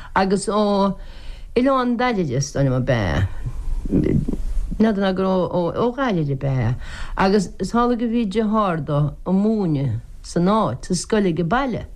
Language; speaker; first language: Irish; native; Irish